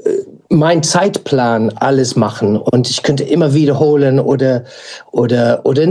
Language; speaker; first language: German; non-native, fluent; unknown